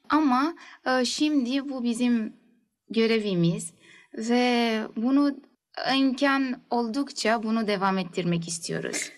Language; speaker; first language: Turkish; early bilingual, heritage; Turkish